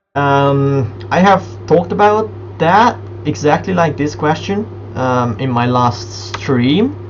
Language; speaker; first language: English; non-native, fluent; Hungarian